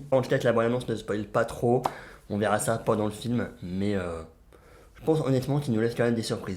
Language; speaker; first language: French; native; French